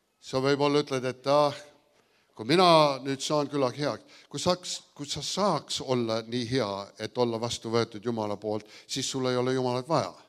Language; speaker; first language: Estonian; early bilingual, heritage; Estonian